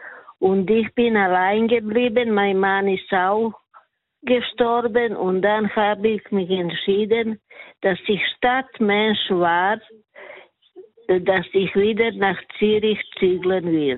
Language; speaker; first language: German; non-native, learner; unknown